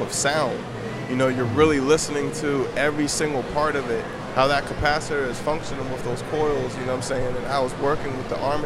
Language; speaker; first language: English; native; English